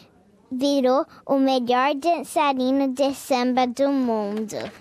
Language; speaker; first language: Portuguese; early bilingual, heritage; Portuguese